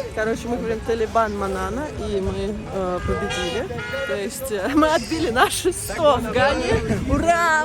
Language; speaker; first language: Russian; native; Russian